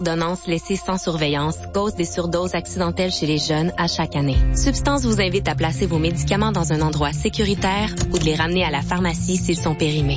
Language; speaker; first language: French; native; French